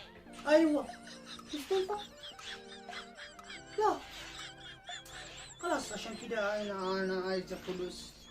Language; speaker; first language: Arabic; non-native, learner; Oromo